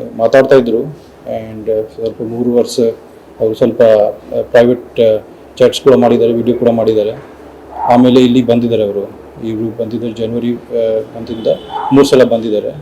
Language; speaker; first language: Kannada; non-native, local second language; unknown